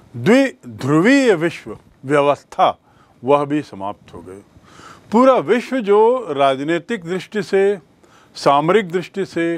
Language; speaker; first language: Hindi; native; Hindi